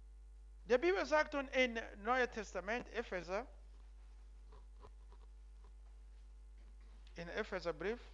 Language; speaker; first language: German; non-native, learner; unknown